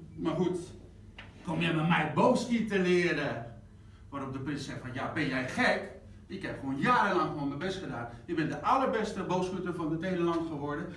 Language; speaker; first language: Dutch; non-native, fluent; Spanish